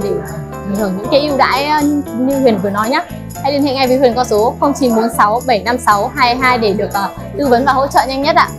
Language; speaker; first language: Vietnamese; native; Vietnamese